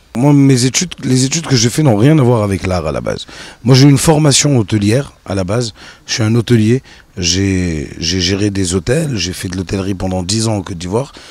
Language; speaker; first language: French; non-native, local second language; Arabic